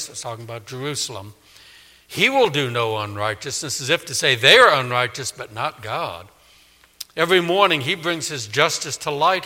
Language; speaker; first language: English; native; English